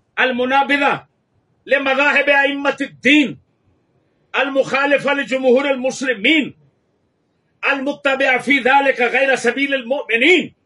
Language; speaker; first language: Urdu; non-native, local second language; Punjabi